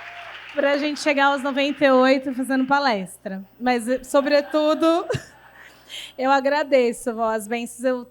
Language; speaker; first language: Portuguese; native; Portuguese